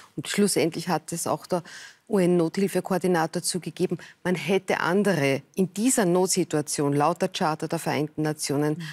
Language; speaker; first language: German; native; German